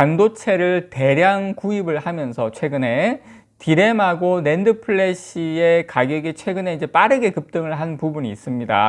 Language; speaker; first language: Korean; native; Korean